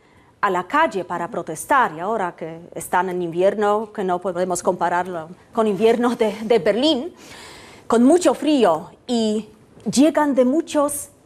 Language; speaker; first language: Spanish; non-native, fluent; Polish